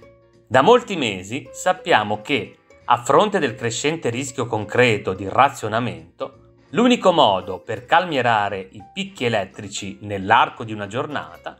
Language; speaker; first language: Italian; native; Italian